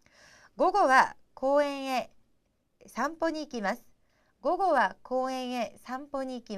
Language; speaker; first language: Japanese; non-native, fluent; Korean